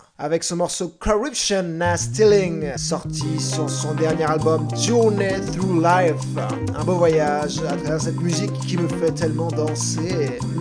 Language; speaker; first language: French; native; French